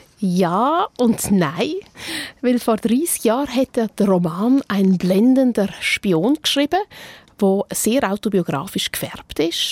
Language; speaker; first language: German; native; German